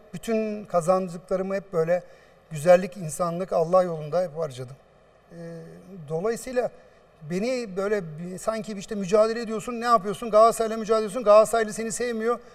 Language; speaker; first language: Turkish; native; Turkish